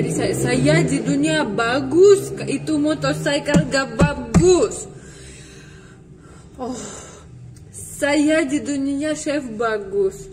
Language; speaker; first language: Indonesian; non-native, learner; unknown